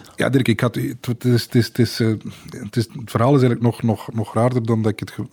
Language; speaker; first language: Dutch; native; Dutch